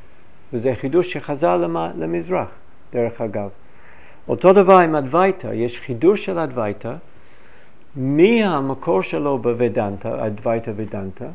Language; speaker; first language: Hebrew; non-native, fluent; English